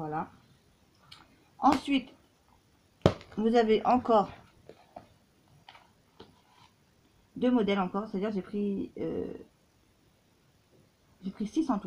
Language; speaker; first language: French; native; French